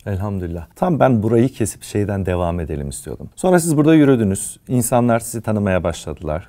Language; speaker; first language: Turkish; native; Turkish